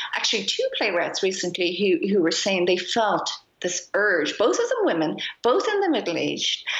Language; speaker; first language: English; native; English